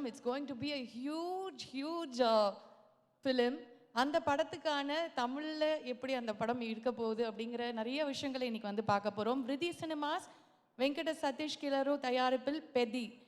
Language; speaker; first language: Tamil; native; Tamil